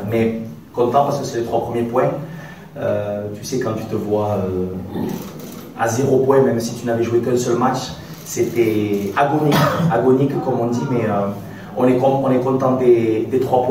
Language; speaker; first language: French; native; French